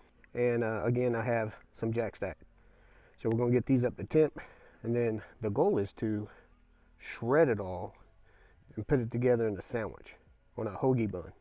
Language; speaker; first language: English; native; English